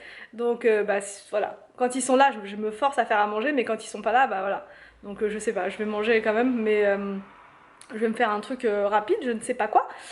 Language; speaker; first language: French; native; French